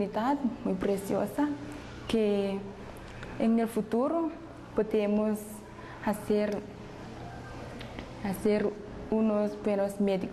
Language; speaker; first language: Spanish; non-native, learner; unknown